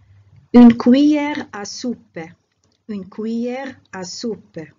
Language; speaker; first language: French; non-native, local second language; Arabic